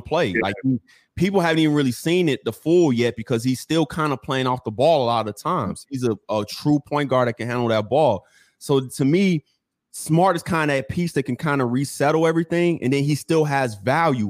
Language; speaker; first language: English; native; English